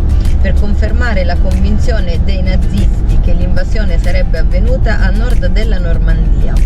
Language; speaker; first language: Italian; native; Italian